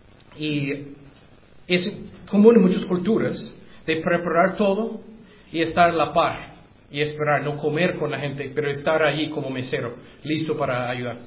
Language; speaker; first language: Spanish; non-native, learner; English